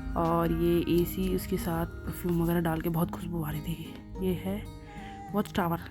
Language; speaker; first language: Hindi; native; Hindi